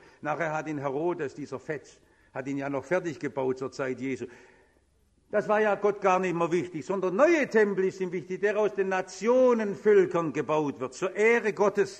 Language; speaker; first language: German; native; German